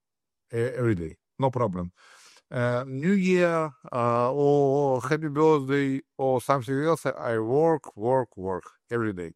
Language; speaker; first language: English; non-native, learner; Russian